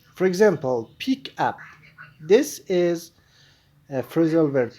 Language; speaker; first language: English; non-native, fluent; Persian